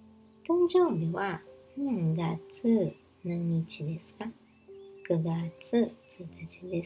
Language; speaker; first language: Japanese; non-native, learner; Portuguese